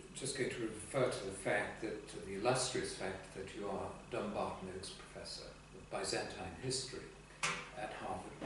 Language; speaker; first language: English; non-native, fluent; Greek